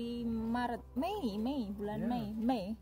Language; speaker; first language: Indonesian; native; Indonesian